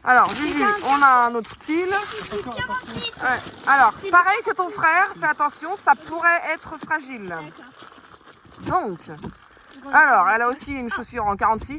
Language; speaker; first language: French; native; French